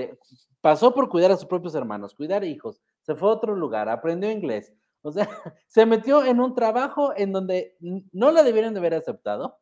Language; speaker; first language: Spanish; native; Spanish